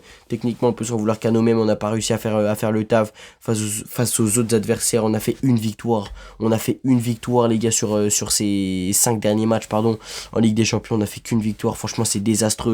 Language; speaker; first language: French; native; French